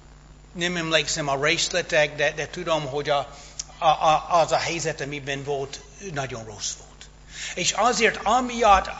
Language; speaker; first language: Hungarian; non-native, fluent; English